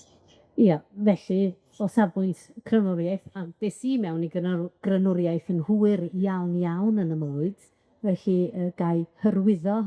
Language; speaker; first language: Welsh; native; Welsh